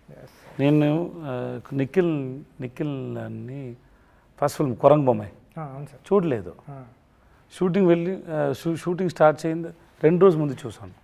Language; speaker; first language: Telugu; non-native, learner; Tamil